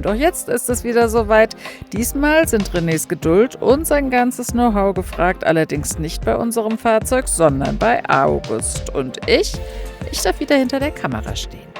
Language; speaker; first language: German; native; German